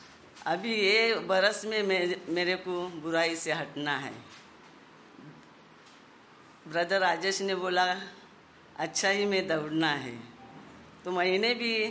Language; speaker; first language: Hindi; non-native, local second language; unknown